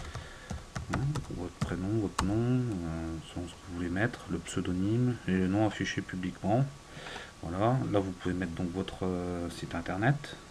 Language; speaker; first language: French; native; French